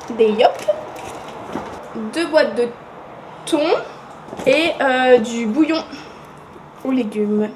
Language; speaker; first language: French; native; French